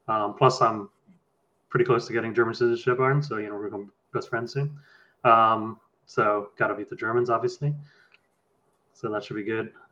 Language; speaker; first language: English; native; English